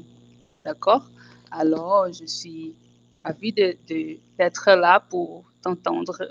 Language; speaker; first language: French; non-native, fluent; Portuguese